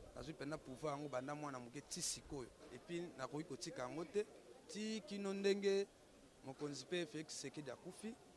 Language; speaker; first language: Lingala; non-native, local second language; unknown